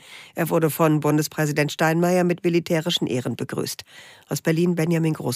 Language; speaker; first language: German; native; German